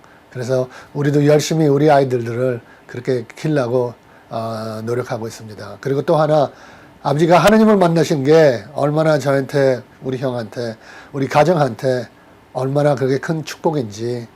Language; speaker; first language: Korean; early bilingual, heritage; Korean